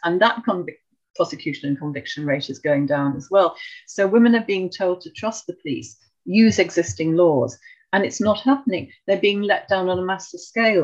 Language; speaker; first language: English; native; English